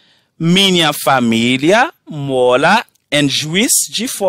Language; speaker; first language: Portuguese; non-native, fluent; Haitian Creole